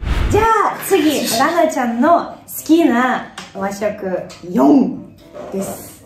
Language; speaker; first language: Japanese; non-native, fluent; Russian